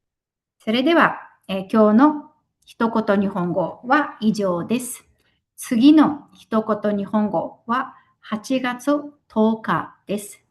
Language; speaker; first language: Japanese; non-native, fluent; Mongolian